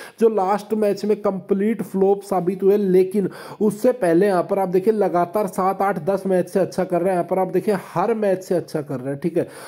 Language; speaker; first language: Hindi; native; Hindi